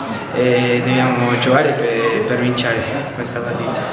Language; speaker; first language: Italian; non-native, learner; Spanish